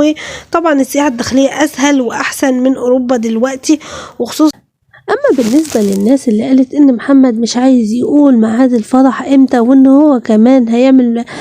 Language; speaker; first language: Arabic; native; Arabic